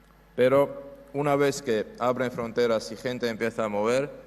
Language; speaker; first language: Spanish; non-native, fluent; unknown